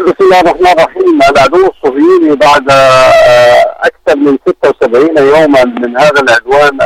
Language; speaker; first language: Arabic; native; Arabic